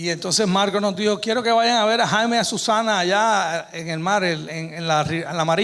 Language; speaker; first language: Spanish; native; Spanish